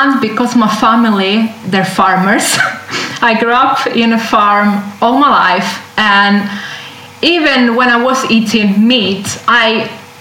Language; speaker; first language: English; non-native, fluent; Italian